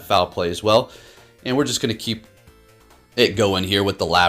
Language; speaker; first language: English; native; English